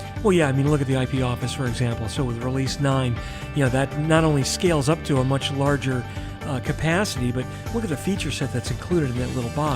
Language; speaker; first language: English; native; English